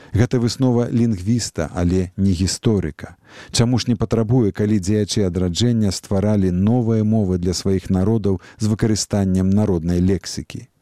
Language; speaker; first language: Belarusian; native; Belarusian